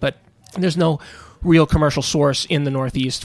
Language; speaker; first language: English; native; English